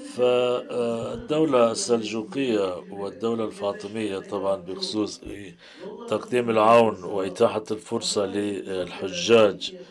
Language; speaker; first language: Arabic; non-native, fluent; Turkish